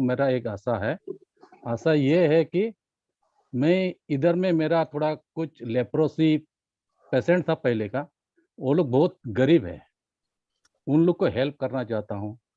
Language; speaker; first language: Hindi; non-native, local second language; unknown